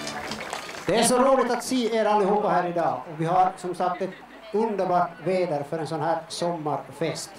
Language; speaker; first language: Swedish; native; Swedish